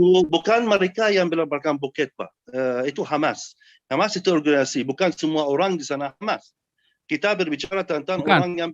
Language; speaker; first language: Indonesian; non-native, learner; Arabic